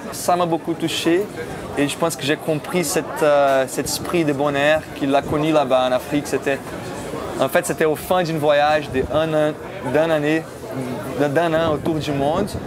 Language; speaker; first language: French; non-native, fluent; Portuguese